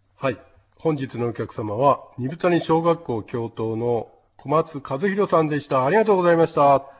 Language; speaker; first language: Japanese; native; Japanese